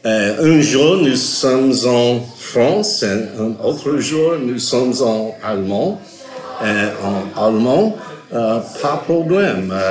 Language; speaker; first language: French; non-native, learner; English